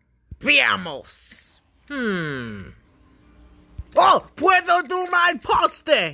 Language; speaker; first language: Spanish; non-native, learner; English